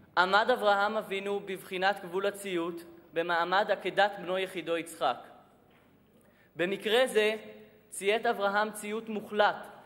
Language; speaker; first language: Hebrew; native; Hebrew